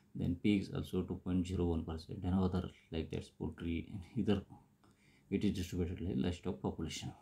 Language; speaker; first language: English; non-native, local second language; Marathi